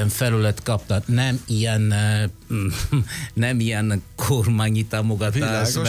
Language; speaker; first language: Hungarian; non-native, fluent; Italian